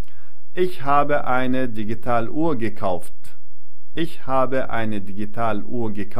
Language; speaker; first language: German; non-native, fluent; Arabic